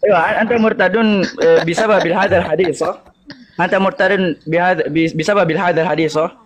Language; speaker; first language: Arabic; non-native, learner; Indonesian